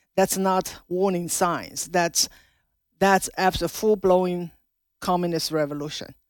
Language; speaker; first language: English; non-native, fluent; Chinese